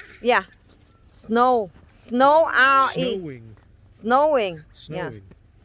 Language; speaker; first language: English; non-native, learner; Vietnamese